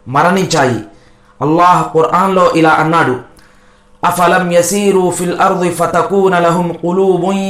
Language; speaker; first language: Telugu; non-native, local second language; Urdu